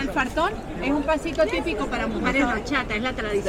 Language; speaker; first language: Spanish; native; Spanish